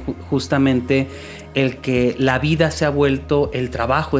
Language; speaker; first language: Spanish; native; Spanish